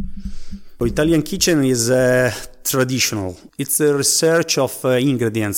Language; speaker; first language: English; non-native, learner; Italian